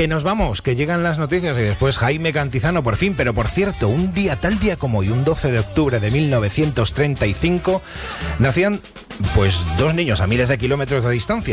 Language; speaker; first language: Spanish; native; Spanish